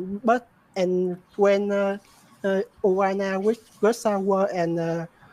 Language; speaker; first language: English; non-native, learner; Vietnamese